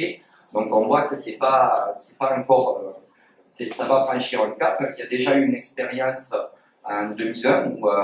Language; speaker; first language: French; native; French